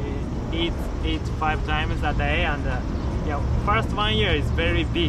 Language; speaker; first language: English; non-native, learner; Japanese